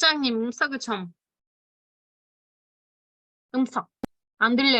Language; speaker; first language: Korean; non-native, learner; Turkish